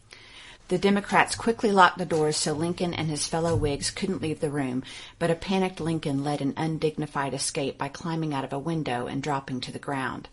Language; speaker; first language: English; native; English